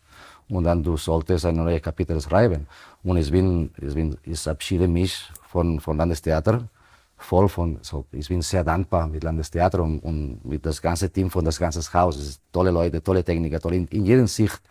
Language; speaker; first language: German; non-native, fluent; Spanish